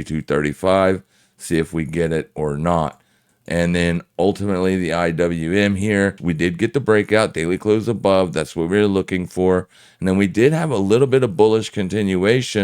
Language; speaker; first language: English; native; English